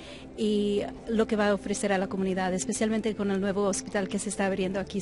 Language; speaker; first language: Spanish; early bilingual, heritage; English